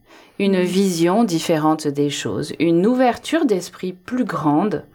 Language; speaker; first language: French; native; French